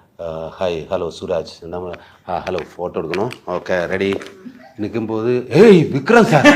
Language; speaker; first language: Tamil; non-native, learner; Malayalam